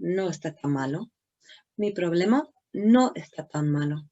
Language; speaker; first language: Spanish; non-native, learner; English